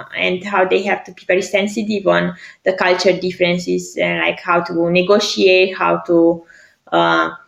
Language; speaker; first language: English; non-native, fluent; Greek